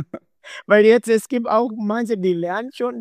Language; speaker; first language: German; non-native, learner; Swahili